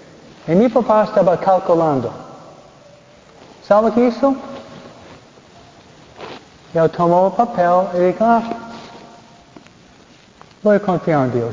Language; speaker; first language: Spanish; non-native, fluent; English